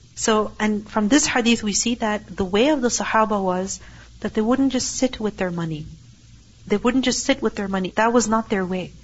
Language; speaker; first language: English; non-native, local second language; Urdu